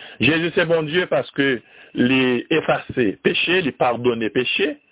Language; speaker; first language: French; non-native, learner; Haitian Creole